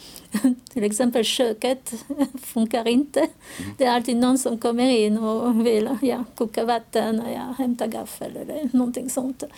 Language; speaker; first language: Swedish; non-native, fluent; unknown